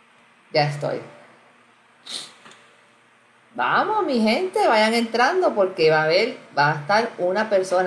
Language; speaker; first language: Spanish; native; Spanish